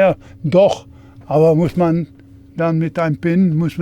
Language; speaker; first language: German; non-native, learner; Dutch